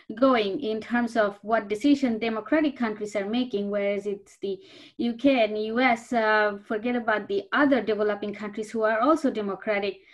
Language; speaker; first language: English; non-native, local second language; Bangla